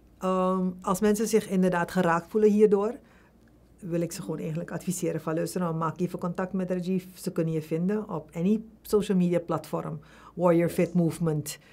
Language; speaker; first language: Dutch; native; Dutch